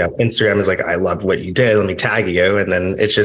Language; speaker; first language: English; native; English